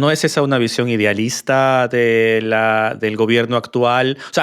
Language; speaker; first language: Spanish; native; Spanish